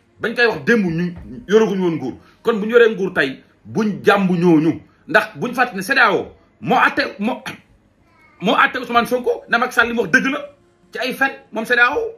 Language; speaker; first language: Wolof; native; Wolof